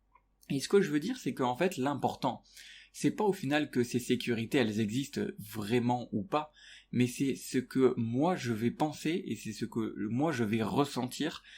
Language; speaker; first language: French; native; French